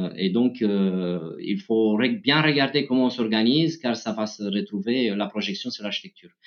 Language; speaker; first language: French; non-native, fluent; Romanian